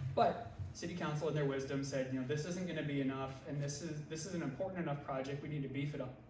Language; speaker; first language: English; native; English